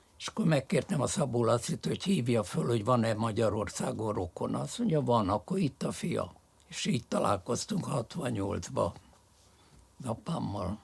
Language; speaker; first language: Hungarian; early bilingual, other home language; French